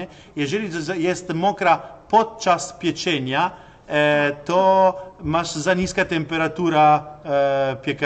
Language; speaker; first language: Polish; non-native, learner; Italian